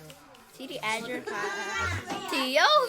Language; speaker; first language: Welsh; non-native, local second language; English